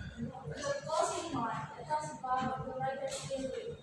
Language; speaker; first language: English; non-native, learner; Indonesian